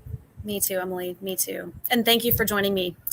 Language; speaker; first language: English; native; English